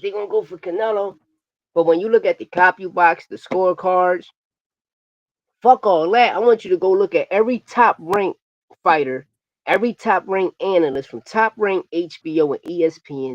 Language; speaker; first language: English; native; English